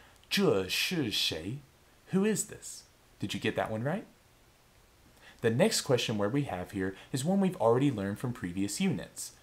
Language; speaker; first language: English; native; English